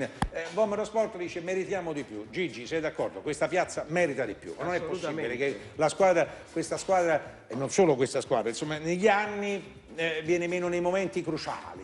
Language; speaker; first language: Italian; native; Italian